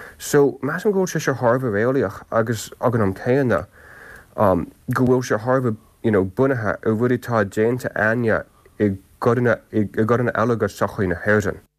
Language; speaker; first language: Irish; non-native, local second language; English